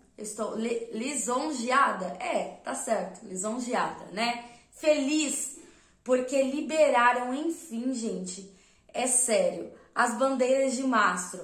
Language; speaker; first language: Portuguese; native; Portuguese